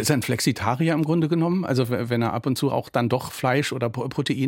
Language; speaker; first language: German; native; German